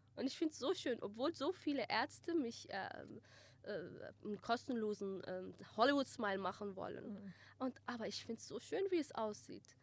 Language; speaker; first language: German; early bilingual, other home language; Kurdish